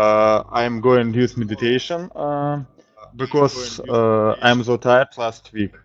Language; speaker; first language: English; non-native, learner; Russian